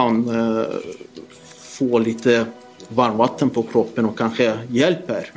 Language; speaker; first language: Swedish; non-native, fluent; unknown